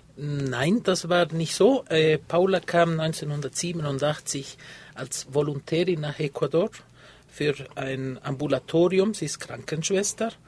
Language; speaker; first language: German; early bilingual, heritage; Spanish